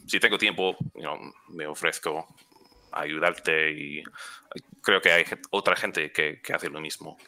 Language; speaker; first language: Spanish; non-native, fluent; English